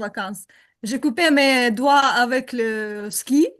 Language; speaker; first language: French; non-native, learner; Ukrainian